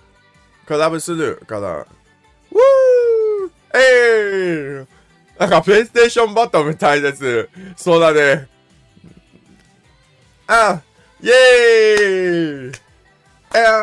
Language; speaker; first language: Japanese; non-native, learner; English